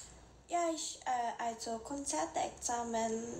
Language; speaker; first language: German; non-native, learner; Korean